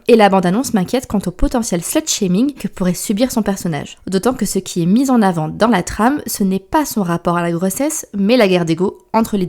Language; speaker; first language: French; native; French